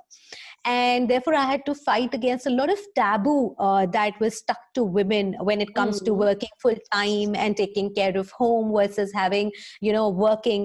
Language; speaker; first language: English; non-native, local second language; Hindi